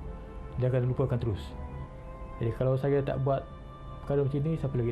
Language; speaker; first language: Malay; native; Malay